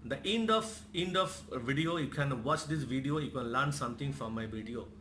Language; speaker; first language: English; non-native, local second language; Bangla